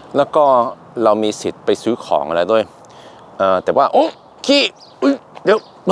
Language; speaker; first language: Thai; non-native, fluent; Norwegian